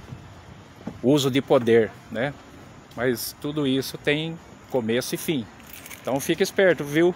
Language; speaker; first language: Portuguese; native; Portuguese